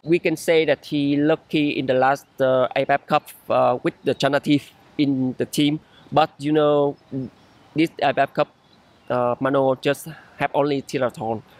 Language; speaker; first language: English; non-native, learner; Vietnamese